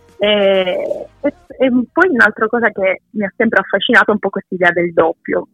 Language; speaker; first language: Italian; native; Italian